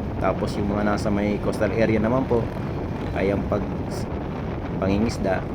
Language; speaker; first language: Filipino; non-native, local second language; Bikol